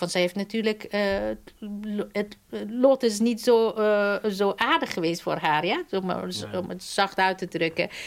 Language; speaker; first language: Dutch; non-native, fluent; Persian